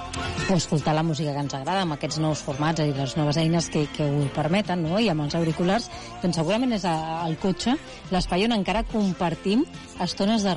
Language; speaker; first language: Catalan; native; Catalan